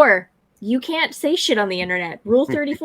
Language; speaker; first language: English; native; English